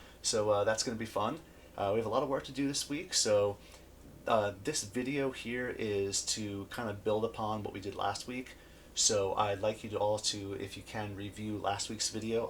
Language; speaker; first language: English; native; English